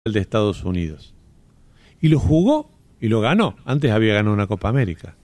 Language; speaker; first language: Spanish; native; Spanish